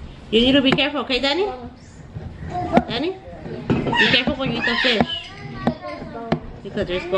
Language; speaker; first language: English; early bilingual, other home language; Spanish